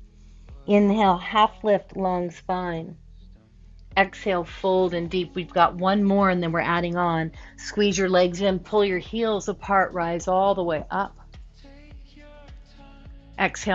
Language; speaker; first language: English; native; English